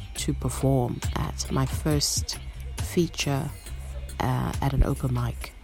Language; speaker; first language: English; non-native, local second language; Shona